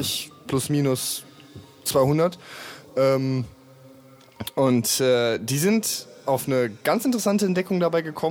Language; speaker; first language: German; native; German